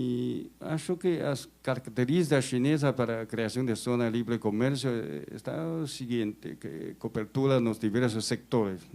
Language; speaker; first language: Portuguese; non-native, learner; Chinese